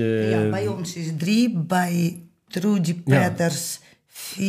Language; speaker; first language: Dutch; non-native, learner; Ukrainian